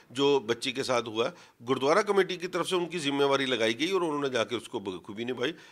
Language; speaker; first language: Hindi; non-native, local second language; Punjabi